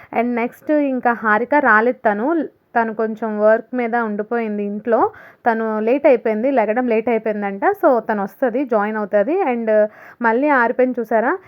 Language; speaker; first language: Telugu; non-native, local second language; Urdu